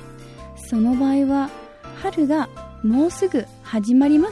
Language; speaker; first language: Japanese; non-native, learner; English